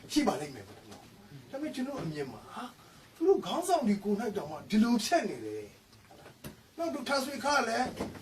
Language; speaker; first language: Burmese; non-native, local second language; Hakha Chin